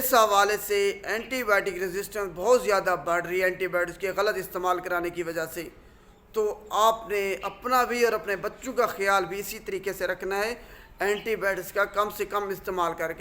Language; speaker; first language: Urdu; non-native, local second language; Punjabi